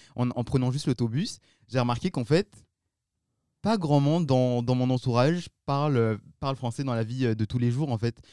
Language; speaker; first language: French; non-native, local second language; Malagasy